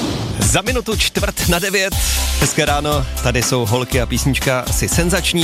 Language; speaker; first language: Czech; native; Czech